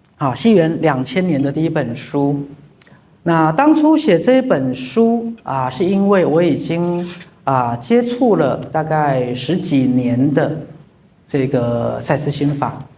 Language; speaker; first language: Chinese; native; Chinese